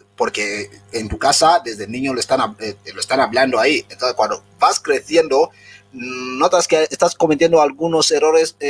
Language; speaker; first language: Spanish; non-native, local second language; Fang